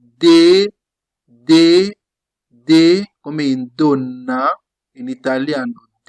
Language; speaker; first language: Italian; non-native, fluent; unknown